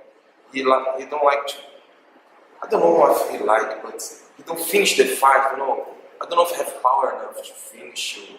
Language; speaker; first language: English; non-native, learner; Portuguese